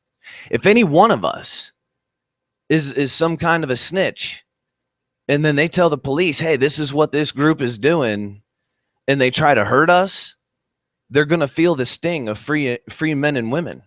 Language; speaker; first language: English; native; English